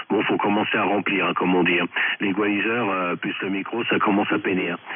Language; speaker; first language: French; native; French